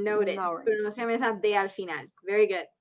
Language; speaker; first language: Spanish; early bilingual, heritage; Spanish